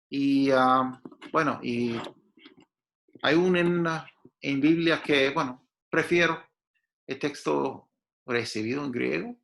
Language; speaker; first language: Spanish; non-native, fluent; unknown